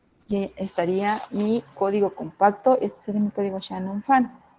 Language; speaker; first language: Spanish; native; Spanish